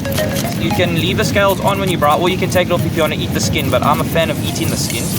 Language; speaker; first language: English; native; English